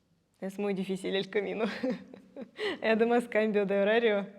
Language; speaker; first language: Spanish; non-native, fluent; Russian